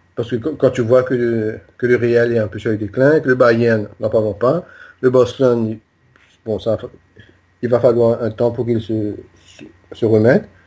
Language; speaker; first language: French; non-native, local second language; Morisyen